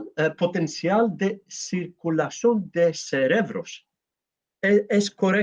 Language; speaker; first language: Spanish; non-native, learner; Greek